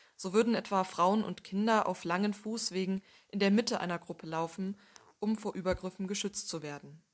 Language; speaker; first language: German; native; German